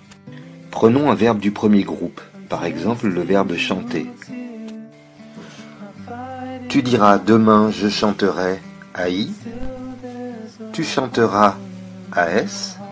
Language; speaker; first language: French; non-native, fluent; Kazakh